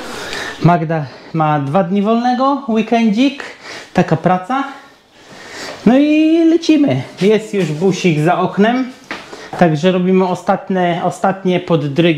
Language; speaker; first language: Polish; native; Polish